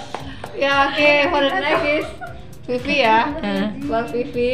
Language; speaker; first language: English; non-native, fluent; Indonesian